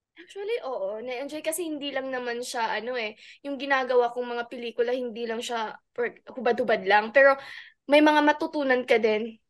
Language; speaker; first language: Filipino; non-native, local second language; Cebuano